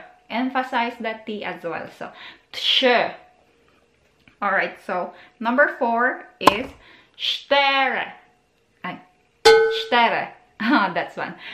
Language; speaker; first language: English; non-native, local second language; Filipino